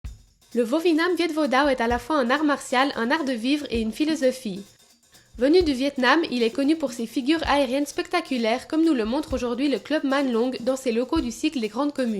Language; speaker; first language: French; native; French